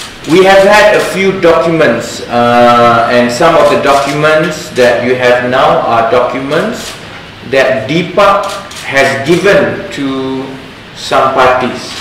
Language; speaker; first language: English; non-native, local second language; Malay